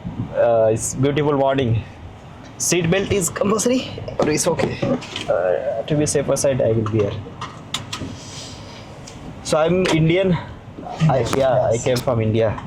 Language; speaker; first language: English; non-native, local second language; Hindi